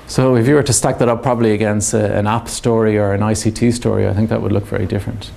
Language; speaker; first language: English; native; English